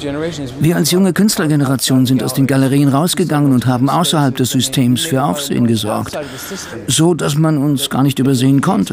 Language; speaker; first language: German; native; German